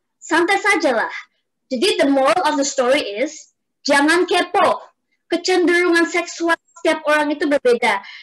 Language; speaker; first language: Indonesian; native; Indonesian